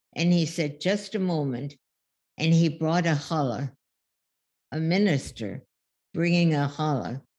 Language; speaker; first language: English; early bilingual, other home language; German